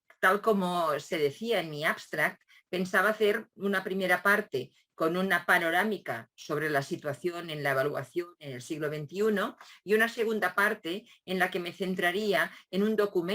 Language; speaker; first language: Spanish; non-native, local second language; Catalan